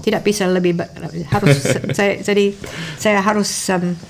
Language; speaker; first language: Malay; non-native, fluent; English